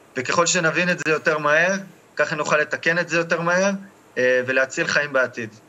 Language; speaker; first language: Hebrew; native; Hebrew